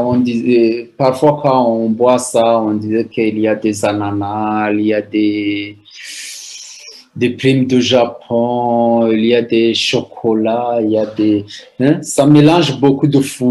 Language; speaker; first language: French; non-native, local second language; Rundi